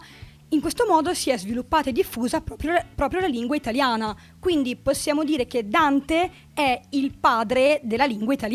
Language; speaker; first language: Italian; native; Italian